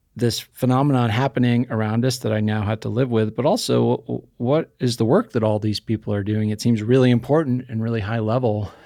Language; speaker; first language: English; native; English